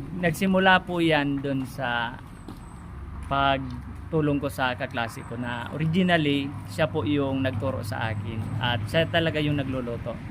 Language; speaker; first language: Filipino; non-native, local second language; Bikol